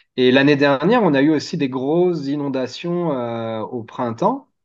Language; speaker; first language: French; native; French